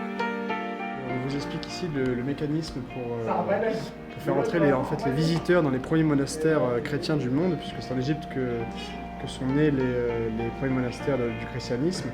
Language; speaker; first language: French; native; French